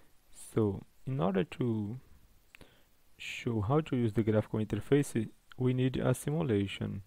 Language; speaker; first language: English; non-native, fluent; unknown